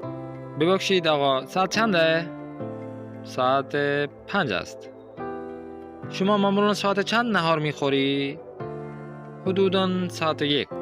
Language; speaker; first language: Persian; non-native, fluent; Urdu